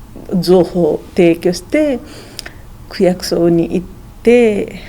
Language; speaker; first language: Japanese; non-native, fluent; Nepali